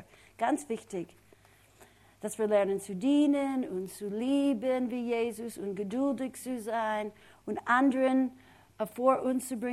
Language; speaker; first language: German; non-native, fluent; English